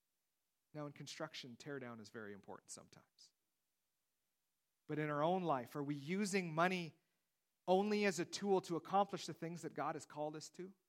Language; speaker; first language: English; native; English